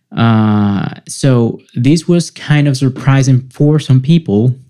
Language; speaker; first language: English; non-native, fluent; Spanish